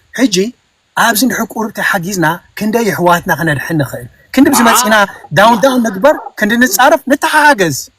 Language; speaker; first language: Tigrinya; early bilingual, heritage; Tigrinya